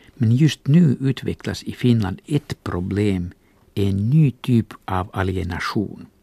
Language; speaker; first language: Swedish; non-native, local second language; Finnish